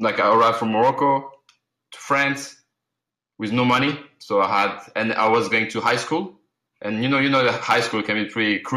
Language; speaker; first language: English; early bilingual, other home language; Arabic